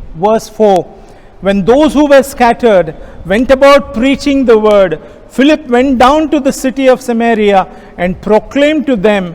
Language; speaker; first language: English; non-native, local second language; Kannada